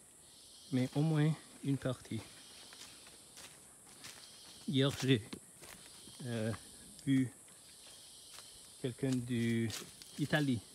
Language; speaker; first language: French; non-native, learner; Chinese